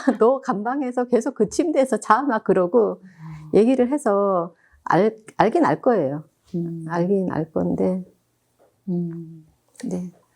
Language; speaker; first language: Korean; native; Korean